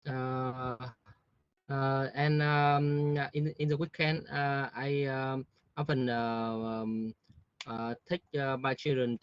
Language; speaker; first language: English; non-native, learner; Vietnamese